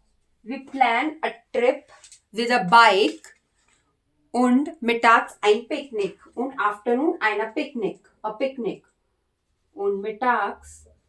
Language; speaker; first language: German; non-native, learner; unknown